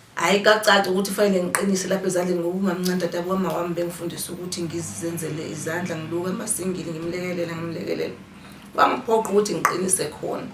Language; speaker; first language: Zulu; native; Zulu